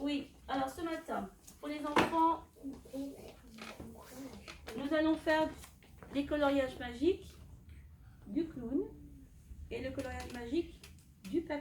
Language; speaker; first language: French; native; French